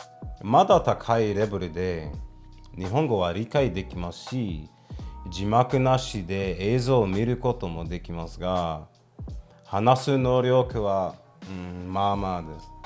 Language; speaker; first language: Japanese; non-native, fluent; English